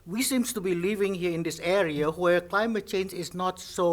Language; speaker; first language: English; non-native, fluent; Indonesian